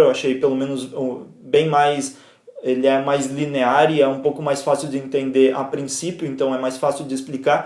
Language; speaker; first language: Portuguese; native; Portuguese